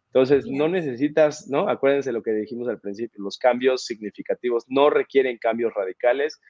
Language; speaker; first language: Spanish; native; Spanish